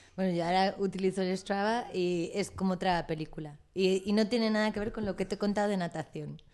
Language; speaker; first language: Spanish; native; Spanish